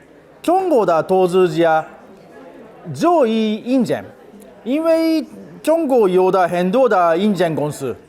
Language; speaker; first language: Chinese; non-native, learner; Japanese